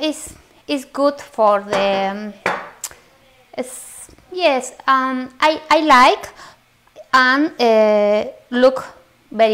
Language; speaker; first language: English; non-native, learner; Spanish